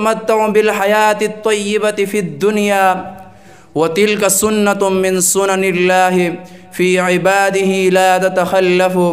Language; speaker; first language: Arabic; non-native, fluent; Urdu